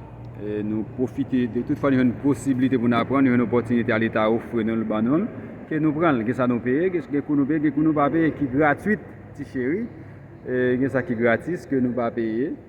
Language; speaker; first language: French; non-native, local second language; Haitian Creole